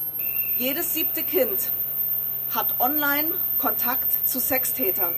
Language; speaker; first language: German; native; German